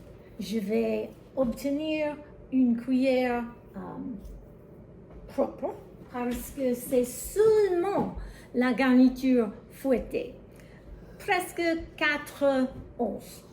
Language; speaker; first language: French; non-native, learner; English